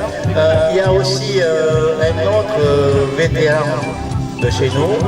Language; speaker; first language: French; non-native, fluent; Lao